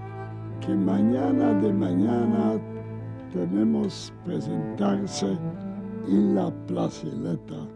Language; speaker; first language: Spanish; non-native, learner; Yiddish